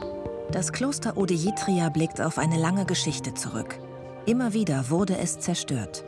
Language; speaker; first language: German; native; German